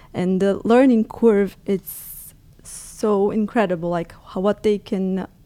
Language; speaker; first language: English; non-native, fluent; Portuguese